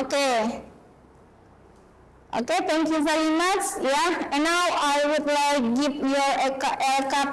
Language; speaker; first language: English; non-native, learner; Indonesian